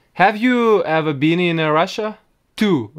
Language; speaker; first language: English; non-native, learner; Russian